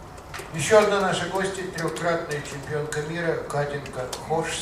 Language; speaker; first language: Russian; native; Russian